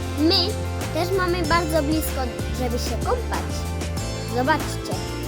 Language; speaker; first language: Polish; early bilingual, heritage; Polish